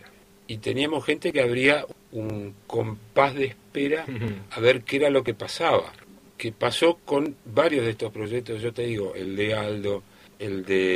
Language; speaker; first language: Spanish; native; Spanish